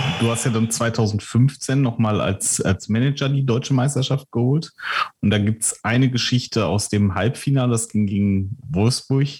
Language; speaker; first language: German; native; German